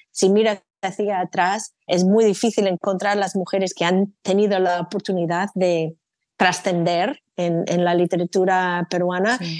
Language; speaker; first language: Spanish; non-native, fluent; English